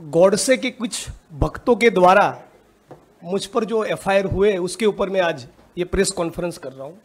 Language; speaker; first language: Hindi; non-native, local second language; Gujarati